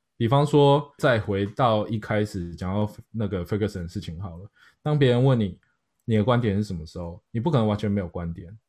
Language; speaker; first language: Chinese; native; Chinese